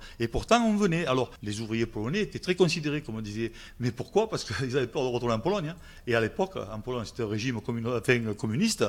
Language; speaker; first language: French; native; French